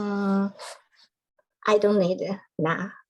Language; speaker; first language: English; non-native, learner; Chinese